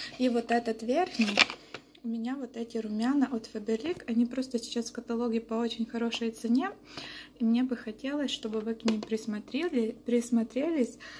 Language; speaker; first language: Russian; non-native, local second language; Ukrainian